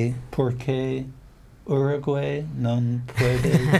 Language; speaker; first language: Spanish; non-native, learner; English